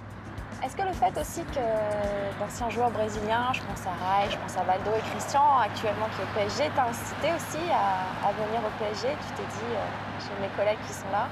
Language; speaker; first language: French; native; French